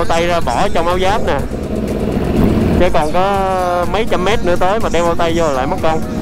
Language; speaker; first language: Vietnamese; native; Vietnamese